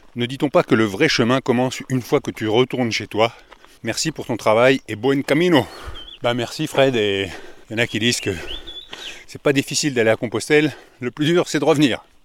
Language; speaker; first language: French; native; French